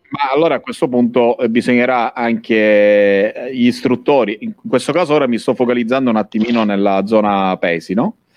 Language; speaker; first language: Italian; native; Italian